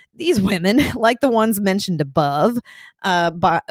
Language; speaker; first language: English; native; English